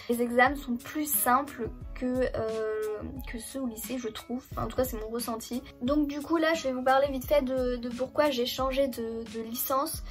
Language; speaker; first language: French; early bilingual, other home language; German